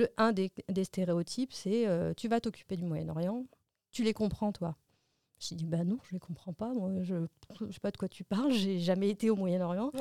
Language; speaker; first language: French; early bilingual, other home language; Arabic